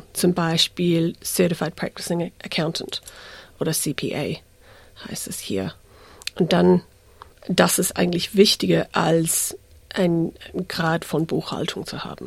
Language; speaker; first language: German; non-native, fluent; English